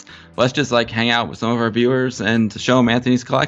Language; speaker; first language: English; native; English